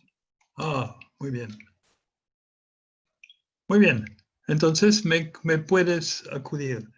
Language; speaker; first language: Spanish; non-native, fluent; German